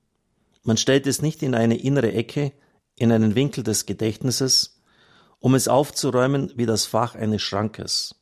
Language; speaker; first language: German; native; German